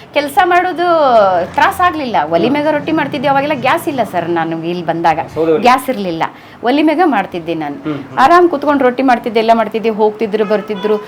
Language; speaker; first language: Kannada; native; Kannada